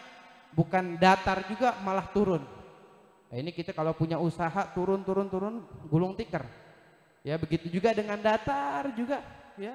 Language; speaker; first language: Indonesian; native; Indonesian